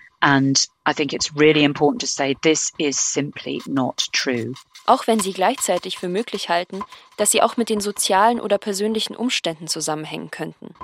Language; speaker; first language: German; native; German